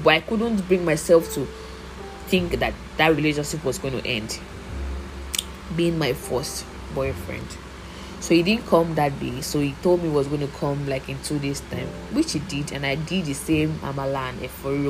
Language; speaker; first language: English; non-native, local second language; Yoruba